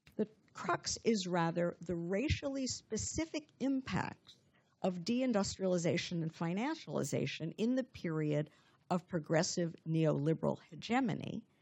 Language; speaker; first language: English; native; English